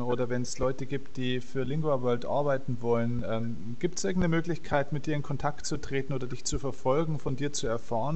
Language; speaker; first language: German; native; German